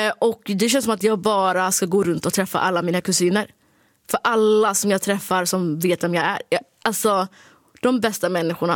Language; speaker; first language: Swedish; early bilingual, other home language; Turkish